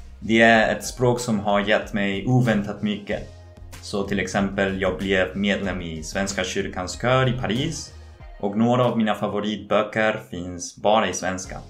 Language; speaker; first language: Swedish; non-native, fluent; Spanish